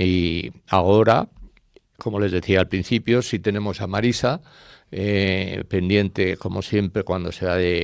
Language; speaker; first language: Spanish; native; Spanish